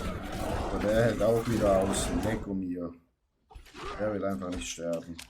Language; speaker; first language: German; native; German